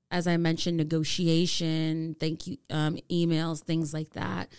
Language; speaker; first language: English; native; English